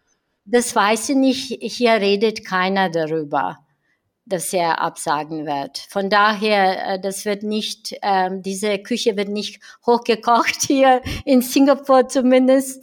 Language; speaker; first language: German; non-native, fluent; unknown